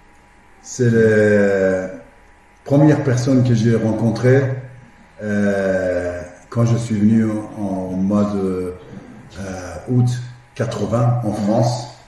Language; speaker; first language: French; non-native, fluent; Persian